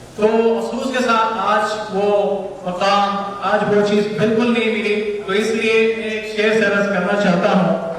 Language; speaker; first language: Urdu; non-native, local second language; Gujari